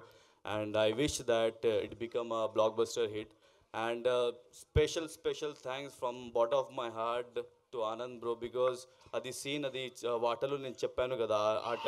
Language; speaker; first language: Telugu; non-native, local second language; Urdu